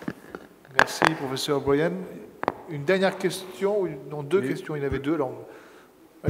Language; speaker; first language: French; native; French